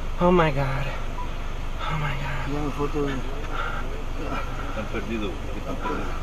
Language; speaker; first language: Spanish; non-native, learner; English